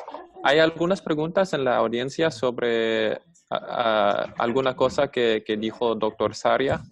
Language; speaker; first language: Spanish; non-native, fluent; English